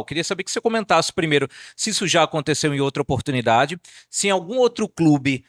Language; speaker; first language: Portuguese; native; Portuguese